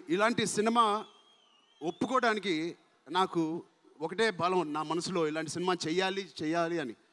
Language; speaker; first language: Telugu; native; Telugu